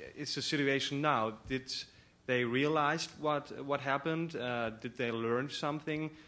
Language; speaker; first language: English; non-native, fluent; German